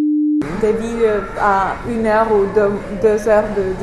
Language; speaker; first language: French; non-native, fluent; English